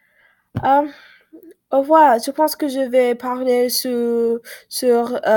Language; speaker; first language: French; non-native, learner; English